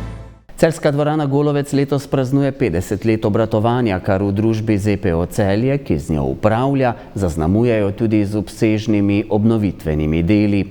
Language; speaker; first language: Slovenian; native; Slovenian